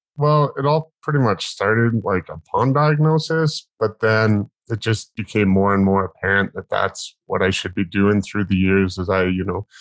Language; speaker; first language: English; native; English